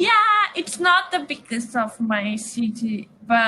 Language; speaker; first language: English; non-native, learner; Portuguese